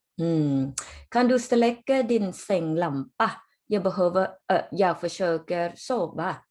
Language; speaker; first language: Swedish; non-native, fluent; Thai